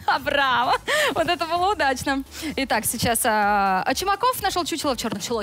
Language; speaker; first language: Russian; native; Russian